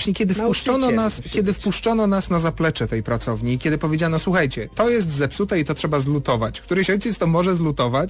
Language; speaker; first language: Polish; native; Polish